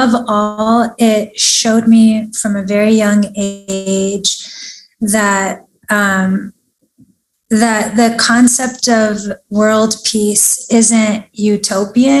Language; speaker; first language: English; early bilingual, other home language; Persian